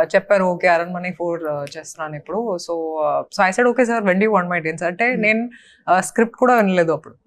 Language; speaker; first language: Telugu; non-native, local second language; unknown